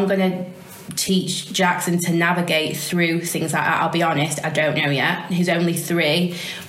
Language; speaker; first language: English; native; English